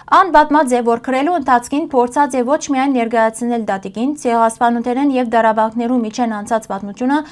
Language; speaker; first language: Armenian; early bilingual, heritage; Armenian